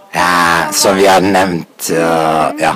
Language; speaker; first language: Norwegian; non-native, fluent; Serbian